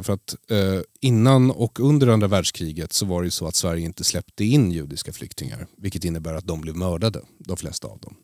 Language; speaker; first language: Swedish; native; Swedish